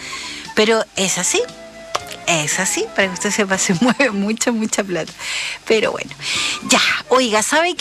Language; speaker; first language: Spanish; native; Spanish